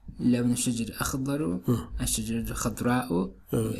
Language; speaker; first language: Arabic; non-native, learner; Turkish